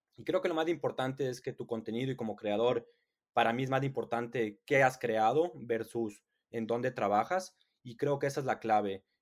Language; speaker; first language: Spanish; native; Spanish